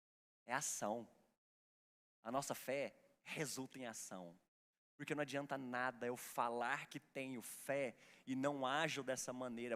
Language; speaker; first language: Portuguese; native; Portuguese